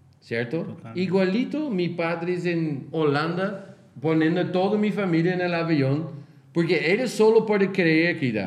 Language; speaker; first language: Spanish; non-native, fluent; Portuguese